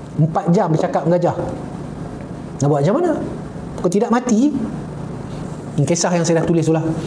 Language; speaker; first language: Malay; native; Malay